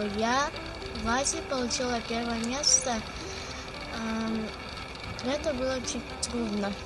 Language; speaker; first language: Russian; non-native, local second language; Kazakh